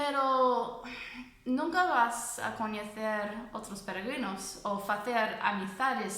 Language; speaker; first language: Portuguese; non-native, fluent; English